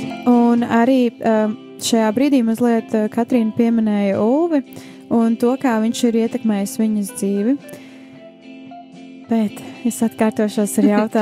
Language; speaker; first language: Latvian; native; Latvian